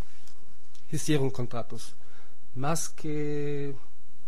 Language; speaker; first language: Spanish; non-native, fluent; German